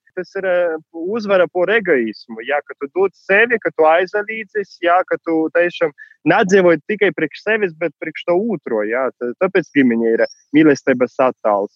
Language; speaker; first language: Latvian; non-native, fluent; Russian